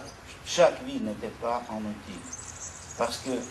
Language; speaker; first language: French; non-native, learner; Russian